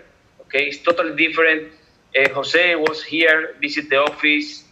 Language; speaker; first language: English; non-native, learner; Spanish